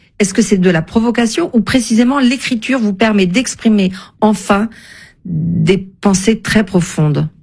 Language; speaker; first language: French; native; French